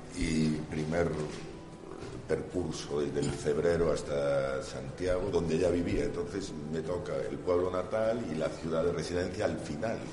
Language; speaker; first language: Spanish; native; Spanish